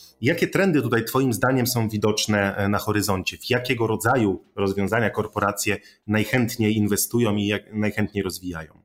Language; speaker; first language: Polish; native; Polish